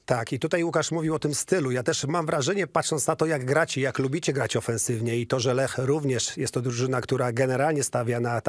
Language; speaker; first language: Polish; native; Polish